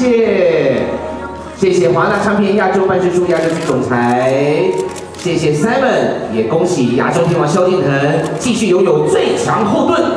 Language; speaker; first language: Chinese; native; Chinese